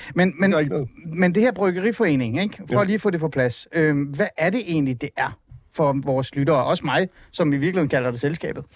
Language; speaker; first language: Danish; non-native, fluent; Persian